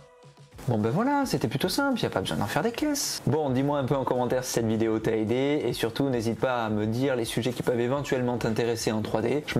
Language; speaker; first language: French; native; French